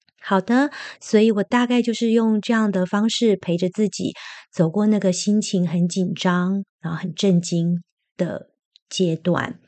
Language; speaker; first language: Chinese; native; Chinese